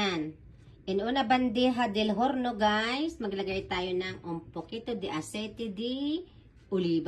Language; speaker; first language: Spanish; non-native, fluent; Filipino